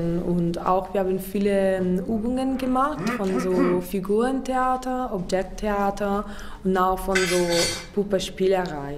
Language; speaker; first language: German; non-native, fluent; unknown